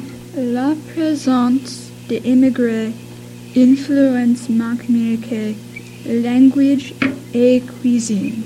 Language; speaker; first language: French; non-native, learner; English